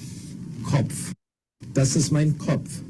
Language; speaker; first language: German; non-native, fluent; English